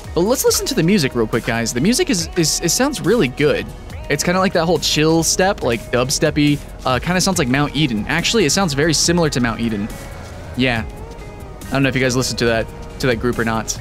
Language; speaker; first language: English; native; English